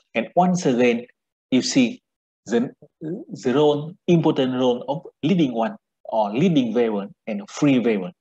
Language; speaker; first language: English; non-native, fluent; Vietnamese